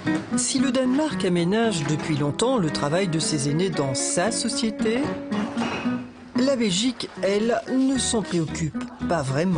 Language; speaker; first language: French; native; French